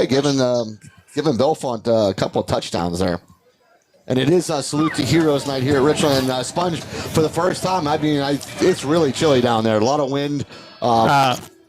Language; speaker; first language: English; native; English